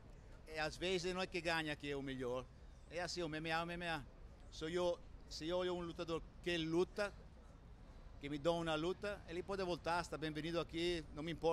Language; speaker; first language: Portuguese; non-native, fluent; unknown